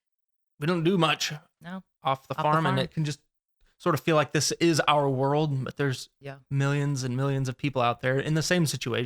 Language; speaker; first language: English; native; English